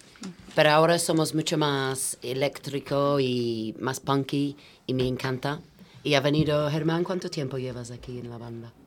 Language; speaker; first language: Spanish; non-native, fluent; English